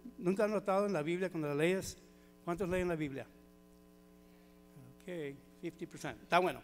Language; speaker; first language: Spanish; early bilingual, heritage; Spanish